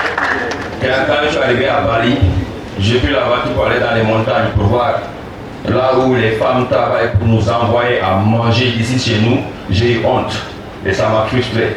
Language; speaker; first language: French; non-native, local second language; Wolof